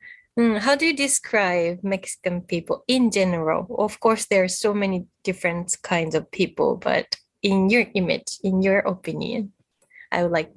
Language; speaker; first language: English; non-native, fluent; Japanese